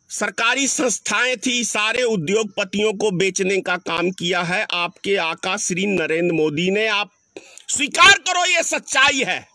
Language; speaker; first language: Hindi; native; Hindi